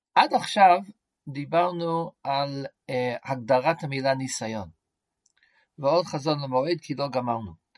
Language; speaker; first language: Hebrew; non-native, fluent; English